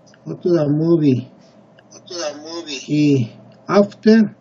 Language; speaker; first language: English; non-native, learner; Spanish